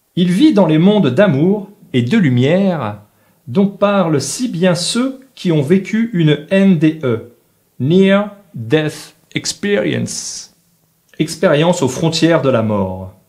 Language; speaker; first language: French; native; French